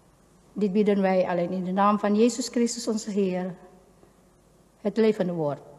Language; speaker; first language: Dutch; non-native, fluent; Indonesian